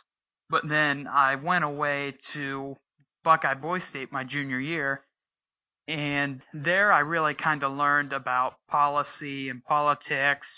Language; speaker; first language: English; native; English